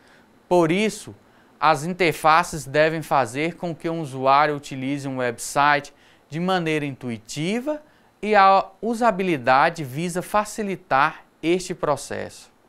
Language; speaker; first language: Portuguese; native; Portuguese